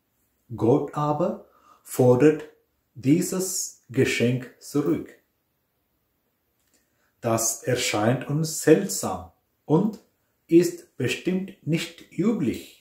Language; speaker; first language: German; non-native, fluent; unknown